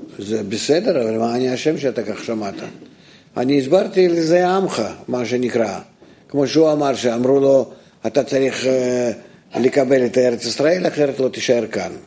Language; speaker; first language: Hebrew; non-native, fluent; Russian